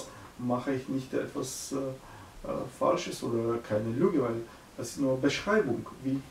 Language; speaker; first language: German; non-native, learner; Bulgarian